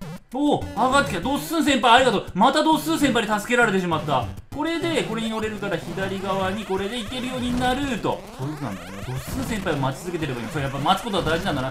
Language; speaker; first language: Japanese; native; Japanese